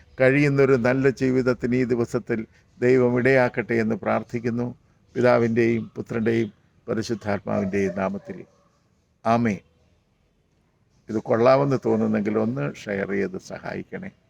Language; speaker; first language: Malayalam; native; Malayalam